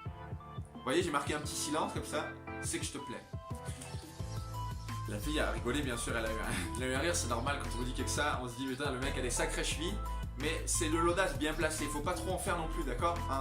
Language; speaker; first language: French; native; French